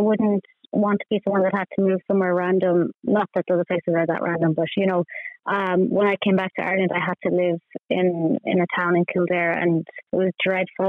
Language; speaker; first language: English; native; English